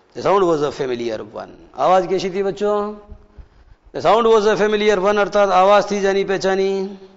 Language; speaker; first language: Hindi; native; Hindi